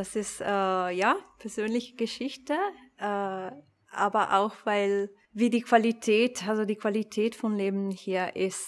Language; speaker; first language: German; non-native, local second language; Italian